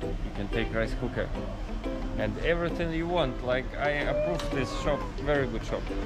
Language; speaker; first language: English; non-native, learner; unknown